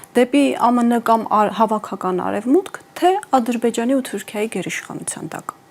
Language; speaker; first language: Armenian; native; Armenian